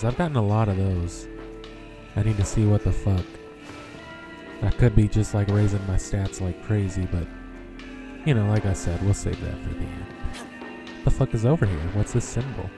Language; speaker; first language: English; native; English